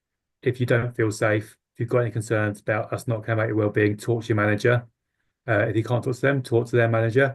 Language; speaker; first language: English; native; English